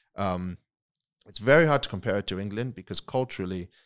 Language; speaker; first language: English; native; English